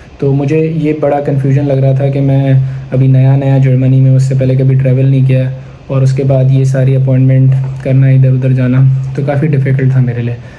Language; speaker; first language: Urdu; native; Urdu